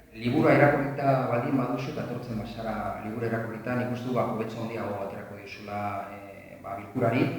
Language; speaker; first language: Basque; non-native, local second language; Spanish